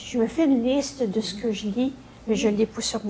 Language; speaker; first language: French; native; French